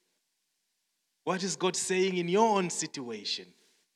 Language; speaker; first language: English; non-native, local second language; Shona